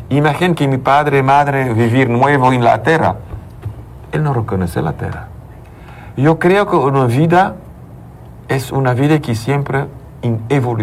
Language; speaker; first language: Spanish; non-native, learner; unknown